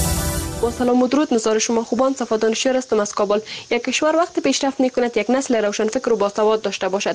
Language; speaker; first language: Persian; native; Persian